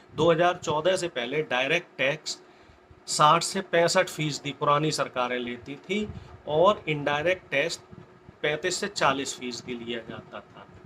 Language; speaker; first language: Hindi; native; Hindi